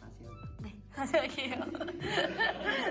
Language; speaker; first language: Korean; non-native, learner; Vietnamese